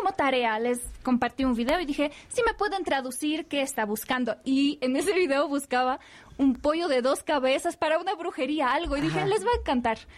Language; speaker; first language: Spanish; non-native, fluent; Polish